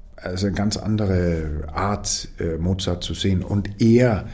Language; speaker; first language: German; non-native, fluent; Danish